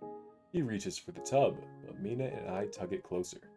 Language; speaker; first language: English; native; English